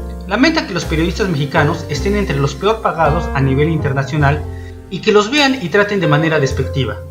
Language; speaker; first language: Spanish; native; Spanish